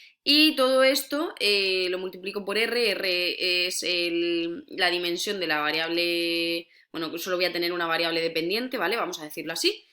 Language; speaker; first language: Spanish; native; Spanish